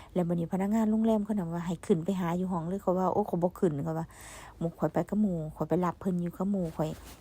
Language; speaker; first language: Thai; native; Thai